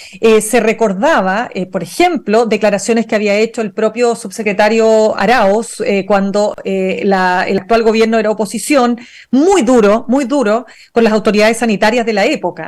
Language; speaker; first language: Spanish; native; Spanish